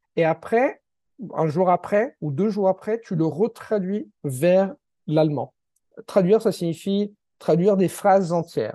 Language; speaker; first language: French; non-native, fluent; Italian